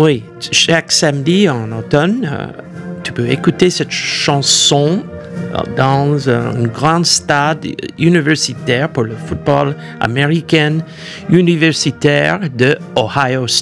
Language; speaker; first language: French; non-native, fluent; English